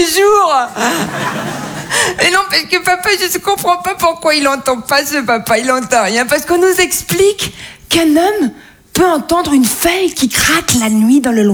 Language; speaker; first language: French; native; French